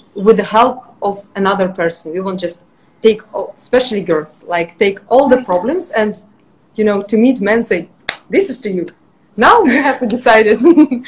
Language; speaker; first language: English; non-native, fluent; Russian